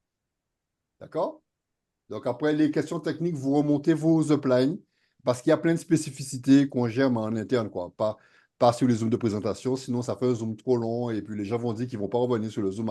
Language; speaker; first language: French; native; French